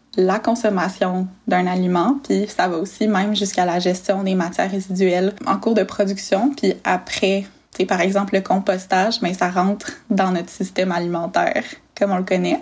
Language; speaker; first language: French; native; French